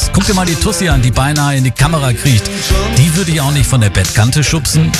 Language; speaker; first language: German; native; German